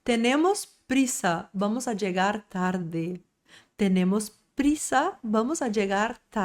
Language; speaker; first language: Spanish; non-native, fluent; Portuguese